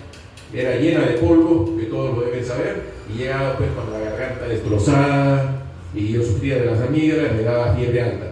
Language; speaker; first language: Spanish; native; Spanish